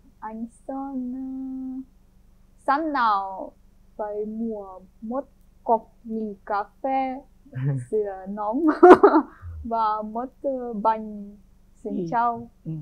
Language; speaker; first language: Vietnamese; non-native, fluent; Ukrainian